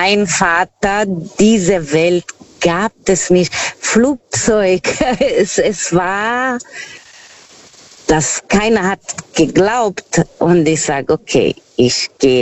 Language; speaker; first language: German; non-native, learner; Portuguese